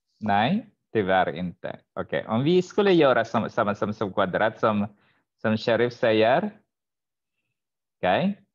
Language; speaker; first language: Swedish; non-native, fluent; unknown